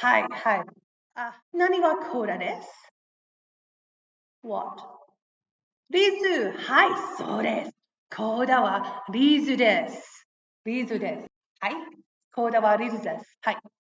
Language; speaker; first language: Japanese; non-native, fluent; English